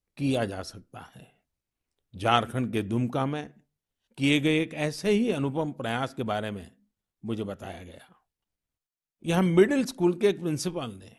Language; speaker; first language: Hindi; non-native, local second language; Gujarati